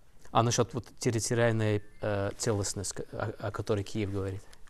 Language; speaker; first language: Russian; non-native, fluent; English